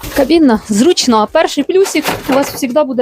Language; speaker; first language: Ukrainian; native; Ukrainian